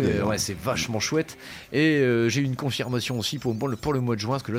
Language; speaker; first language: French; native; French